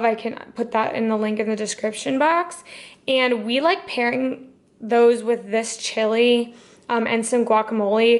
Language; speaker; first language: English; native; English